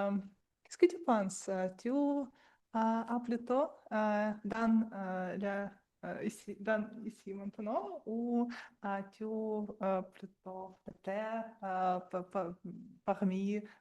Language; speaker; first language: French; non-native, learner; Russian